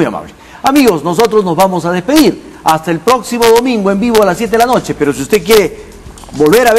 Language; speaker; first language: Spanish; native; Spanish